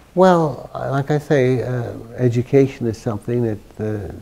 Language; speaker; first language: English; early bilingual, other home language; German